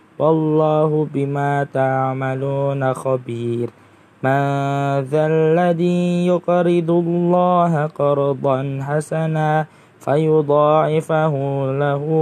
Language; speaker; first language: Arabic; non-native, learner; Indonesian